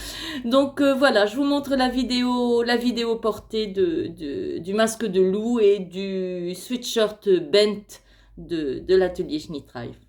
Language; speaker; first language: French; native; French